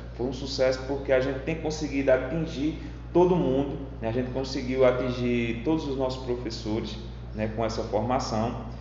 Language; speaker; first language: Portuguese; native; Portuguese